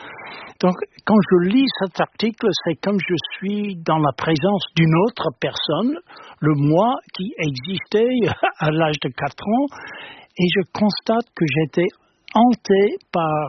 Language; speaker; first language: French; non-native, fluent; English